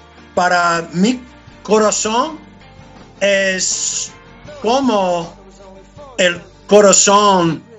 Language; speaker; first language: Spanish; non-native, learner; English